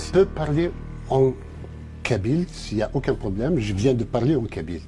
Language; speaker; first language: French; non-native, local second language; Kabyle